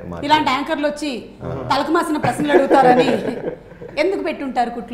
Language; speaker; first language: Telugu; native; Telugu